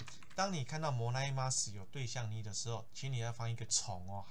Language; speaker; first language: Chinese; native; Chinese